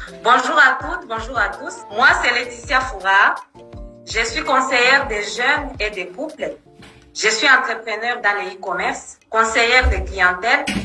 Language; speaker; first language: French; non-native, local second language; Swahili